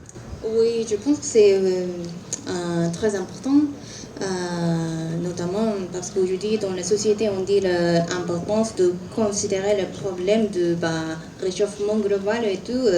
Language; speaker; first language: French; non-native, fluent; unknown